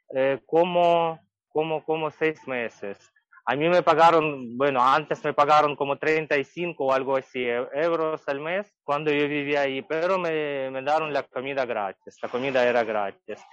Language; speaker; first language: Spanish; non-native, fluent; Ukrainian